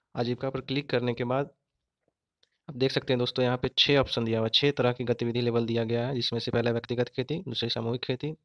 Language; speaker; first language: Hindi; native; Hindi